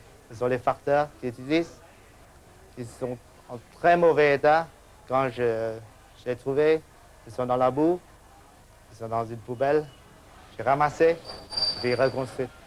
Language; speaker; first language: French; non-native, fluent; Vietnamese